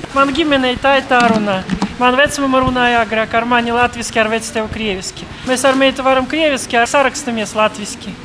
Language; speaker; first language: Latvian; non-native, local second language; Russian